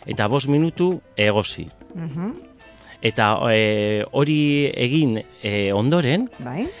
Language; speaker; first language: Basque; non-native, local second language; Spanish